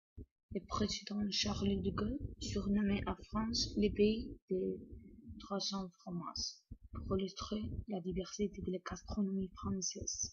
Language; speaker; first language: French; non-native, learner; Spanish